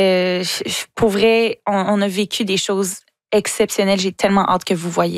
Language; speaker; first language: French; native; French